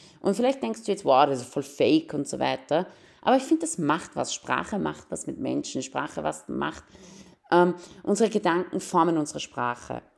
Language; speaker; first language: German; early bilingual, other home language; Persian